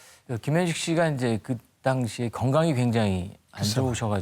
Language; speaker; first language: Korean; native; Korean